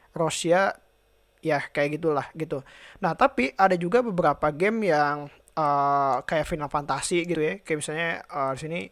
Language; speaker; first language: Indonesian; native; Indonesian